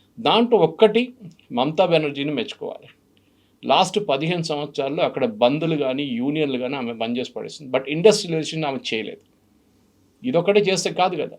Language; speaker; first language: Telugu; non-native, fluent; Malayalam